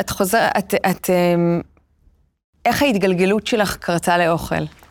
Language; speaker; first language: Hebrew; native; Hebrew